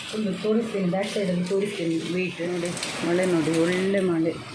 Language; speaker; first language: Kannada; non-native, local second language; Tulu